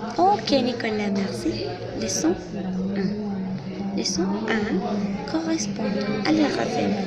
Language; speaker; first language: French; non-native, learner; Spanish